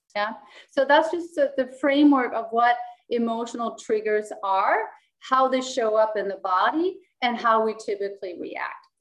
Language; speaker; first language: English; non-native, fluent; Danish